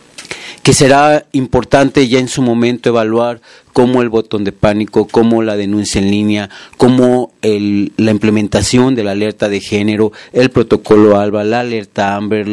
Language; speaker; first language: Spanish; native; Spanish